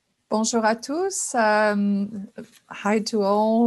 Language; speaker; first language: French; native; French